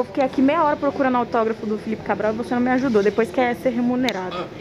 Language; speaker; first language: Portuguese; native; Portuguese